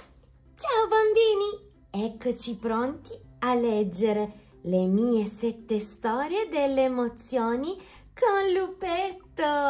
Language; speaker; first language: Italian; native; Italian